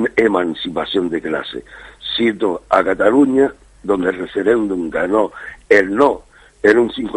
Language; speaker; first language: Spanish; native; Spanish